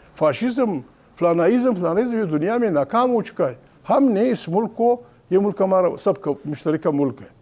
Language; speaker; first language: Urdu; non-native, local second language; Pashto